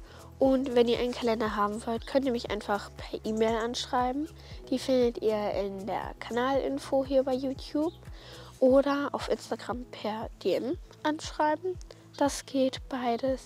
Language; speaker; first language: German; native; German